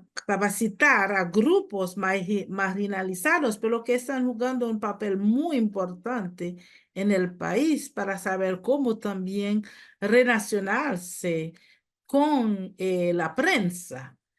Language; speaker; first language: Spanish; non-native, fluent; Haitian Creole